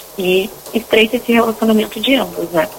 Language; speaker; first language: Portuguese; native; Portuguese